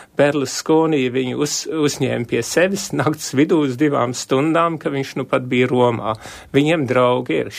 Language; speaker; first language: Latvian; early bilingual, heritage; Latvian